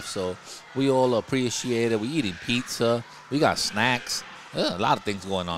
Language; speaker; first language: English; native; English